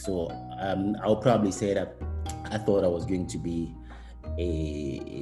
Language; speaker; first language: English; non-native, local second language; Kinyarwanda